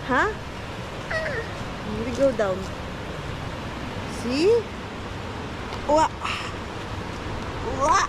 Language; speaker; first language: English; non-native, local second language; Filipino